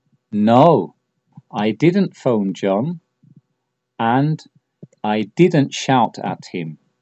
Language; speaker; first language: English; native; English